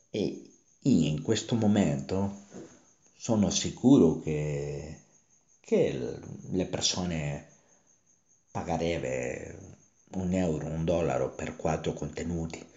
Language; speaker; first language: Italian; non-native, learner; Spanish